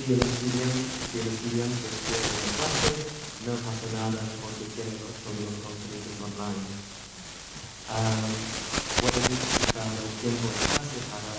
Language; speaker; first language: Spanish; non-native, fluent; English